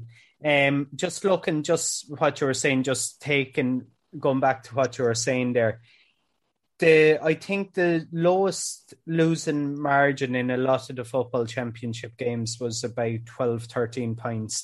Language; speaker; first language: English; native; English